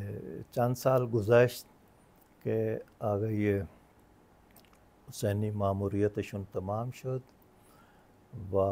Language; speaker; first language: Persian; non-native, fluent; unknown